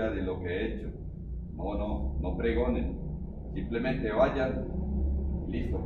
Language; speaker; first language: Spanish; native; Spanish